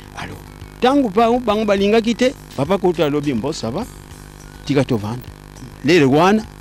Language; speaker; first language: Lingala; non-native, local second language; Kongo